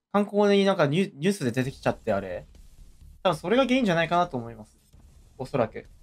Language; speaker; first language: Japanese; non-native, fluent; Korean